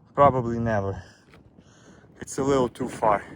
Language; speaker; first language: English; non-native, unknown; Ukrainian